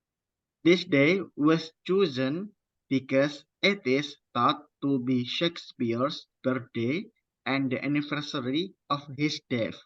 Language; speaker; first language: English; non-native, learner; Indonesian